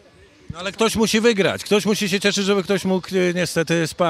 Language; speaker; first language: Polish; native; Polish